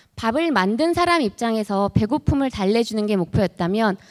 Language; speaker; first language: Korean; native; Korean